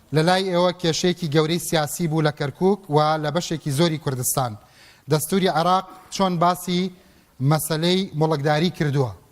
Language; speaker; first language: Central Kurdish; native; Central Kurdish